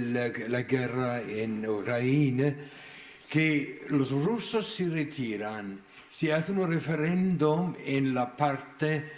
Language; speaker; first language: Spanish; non-native, local second language; Catalan